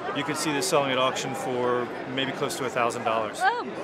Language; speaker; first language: English; native; English